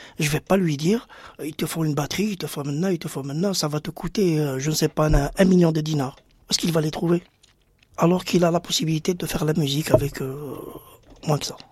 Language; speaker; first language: French; non-native, local second language; Arabic